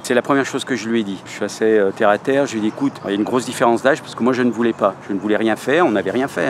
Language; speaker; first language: French; native; French